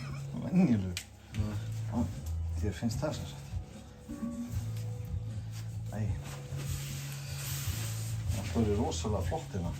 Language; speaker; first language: Icelandic; native; Icelandic